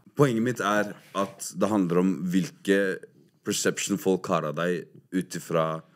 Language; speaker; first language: Norwegian; early bilingual, other home language; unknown